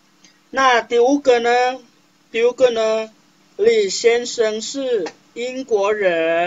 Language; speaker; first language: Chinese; non-native, fluent; Indonesian